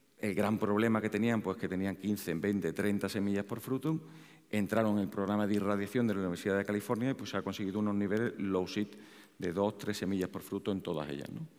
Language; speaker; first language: Spanish; native; Spanish